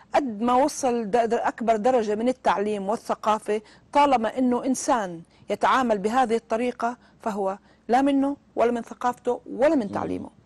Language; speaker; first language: Arabic; native; Arabic